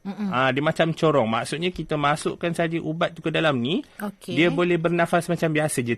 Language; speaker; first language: Malay; native; Malay